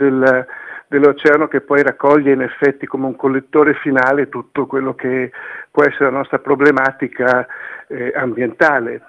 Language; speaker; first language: Italian; native; Italian